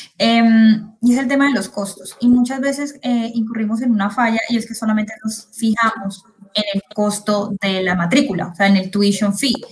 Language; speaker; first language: Spanish; native; Spanish